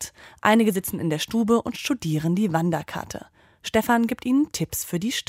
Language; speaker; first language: German; native; German